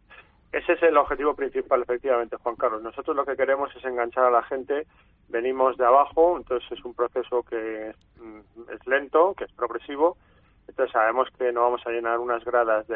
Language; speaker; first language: Spanish; native; Spanish